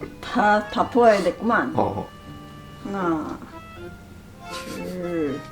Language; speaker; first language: Korean; non-native, learner; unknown